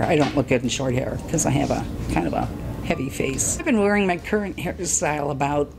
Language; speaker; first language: English; native; English